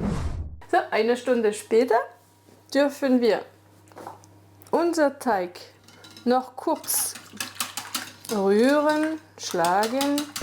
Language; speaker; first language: German; non-native, fluent; French